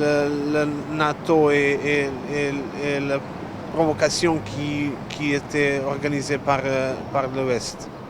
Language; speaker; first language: French; non-native, learner; Serbian